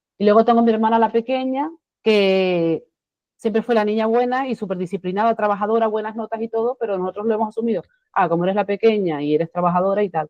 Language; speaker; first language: Spanish; native; Spanish